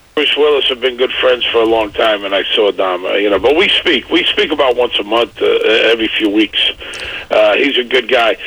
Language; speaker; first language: English; native; English